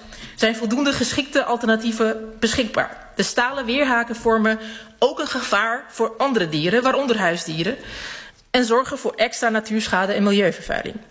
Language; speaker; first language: Dutch; early bilingual, other home language; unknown